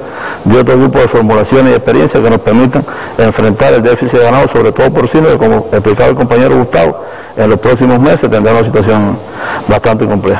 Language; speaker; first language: Spanish; native; Spanish